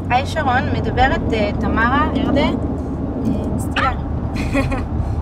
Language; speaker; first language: Hebrew; native; Hebrew